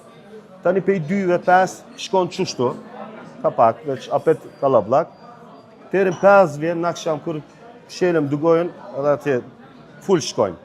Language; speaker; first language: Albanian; early bilingual, heritage; Turkish